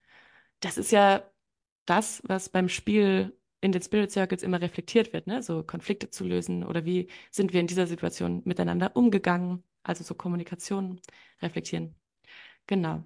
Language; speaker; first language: German; native; German